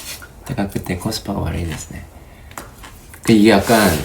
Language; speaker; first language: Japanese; non-native, fluent; Korean